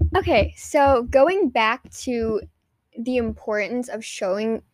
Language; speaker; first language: English; early bilingual, other home language; Hindi